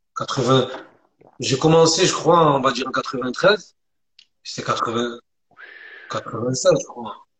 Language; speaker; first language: French; early bilingual, other home language; Arabic